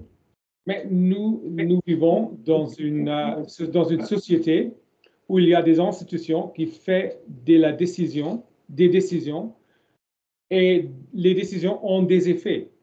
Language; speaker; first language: French; non-native, learner; German